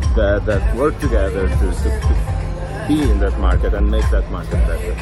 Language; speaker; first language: English; non-native, fluent; Italian